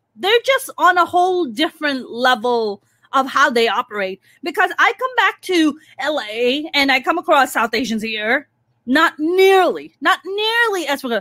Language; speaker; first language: English; non-native, local second language; Urdu